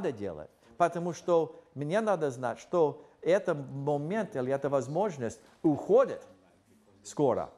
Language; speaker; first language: Russian; non-native, fluent; English